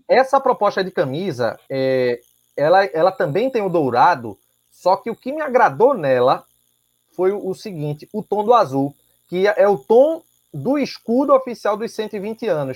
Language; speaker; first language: Portuguese; native; Portuguese